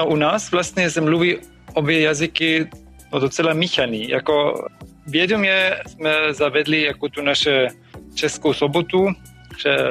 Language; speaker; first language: Czech; non-native, fluent; German